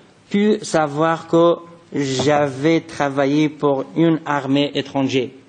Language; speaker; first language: French; non-native, fluent; Persian